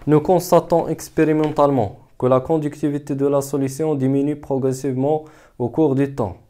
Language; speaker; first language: French; non-native, local second language; Arabic